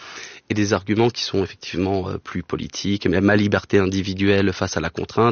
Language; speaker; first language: French; native; French